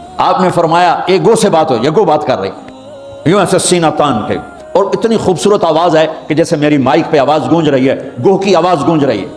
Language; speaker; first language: Urdu; non-native, local second language; Punjabi